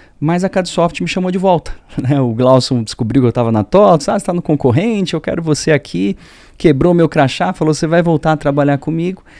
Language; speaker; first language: Portuguese; early bilingual, other home language; French